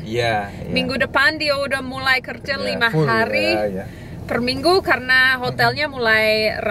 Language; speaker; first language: Indonesian; non-native, fluent; English